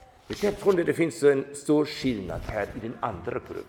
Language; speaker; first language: Swedish; non-native, fluent; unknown